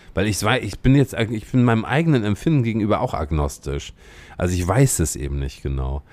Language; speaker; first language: German; native; German